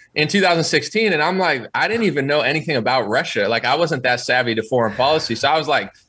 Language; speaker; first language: English; native; English